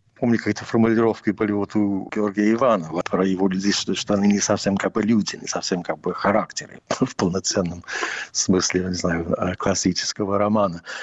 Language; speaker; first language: Russian; non-native, fluent; English